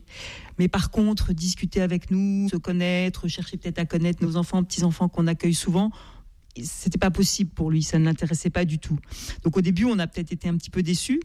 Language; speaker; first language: French; native; French